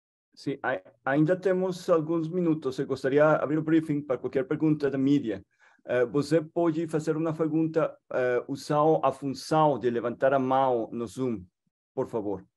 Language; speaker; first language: Portuguese; non-native, fluent; Spanish